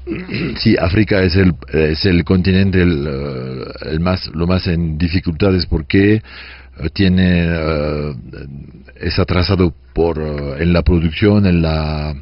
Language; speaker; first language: Spanish; non-native, fluent; French